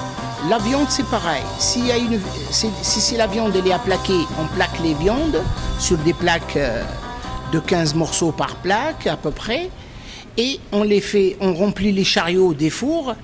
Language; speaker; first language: French; native; French